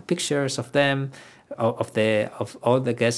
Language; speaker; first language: English; non-native, fluent; Spanish